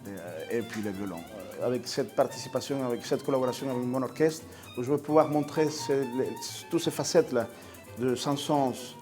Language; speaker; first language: French; non-native, fluent; Spanish